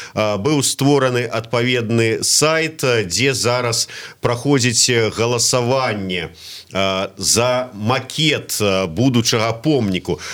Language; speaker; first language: Belarusian; native; Belarusian